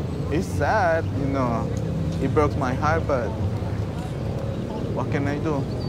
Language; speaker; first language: English; early bilingual, other home language; Spanish